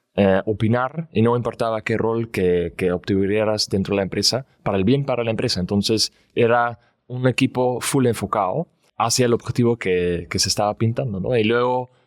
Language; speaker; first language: Spanish; non-native, fluent; Dutch